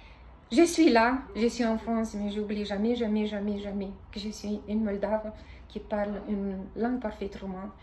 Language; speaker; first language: French; non-native, fluent; Romanian